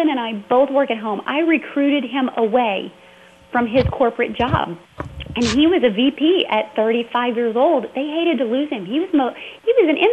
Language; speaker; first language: English; native; English